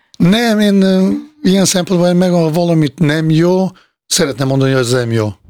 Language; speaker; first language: Hungarian; non-native, fluent; Bosnian